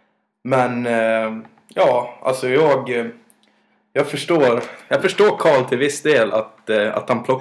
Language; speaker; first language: Swedish; native; Swedish